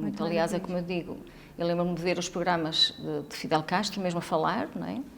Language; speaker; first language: Portuguese; early bilingual, heritage; Portuguese